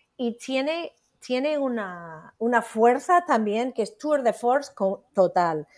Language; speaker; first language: Spanish; non-native, fluent; English